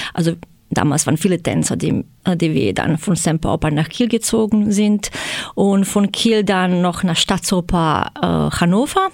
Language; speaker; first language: German; non-native, fluent; Croatian